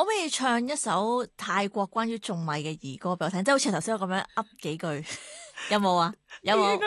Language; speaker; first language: Cantonese; native; Cantonese